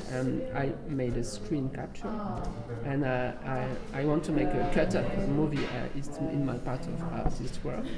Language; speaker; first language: English; non-native, learner; French